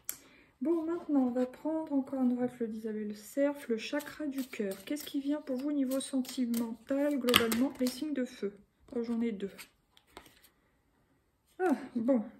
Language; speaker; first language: French; native; French